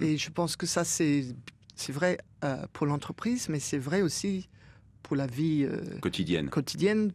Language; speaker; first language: French; non-native, fluent; English